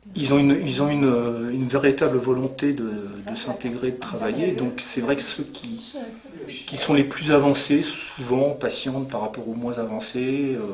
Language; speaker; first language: French; native; French